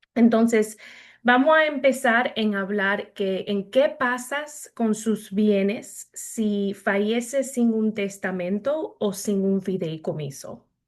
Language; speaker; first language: Spanish; early bilingual, heritage; Spanish